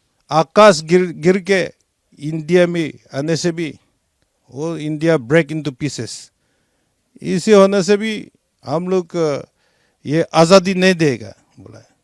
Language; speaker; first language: Hindi; non-native, local second language; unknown